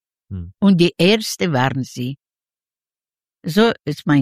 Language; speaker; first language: German; non-native, fluent; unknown